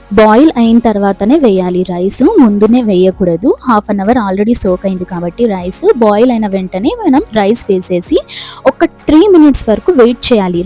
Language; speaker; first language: Telugu; non-native, local second language; Urdu